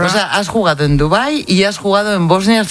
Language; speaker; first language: Spanish; native; Spanish